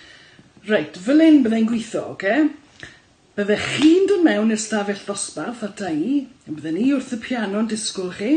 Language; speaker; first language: Welsh; native; Welsh